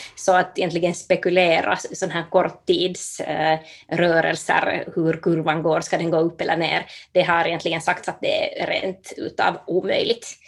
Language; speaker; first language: Swedish; native; Swedish